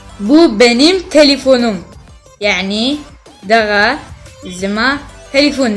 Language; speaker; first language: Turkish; non-native, learner; Pashto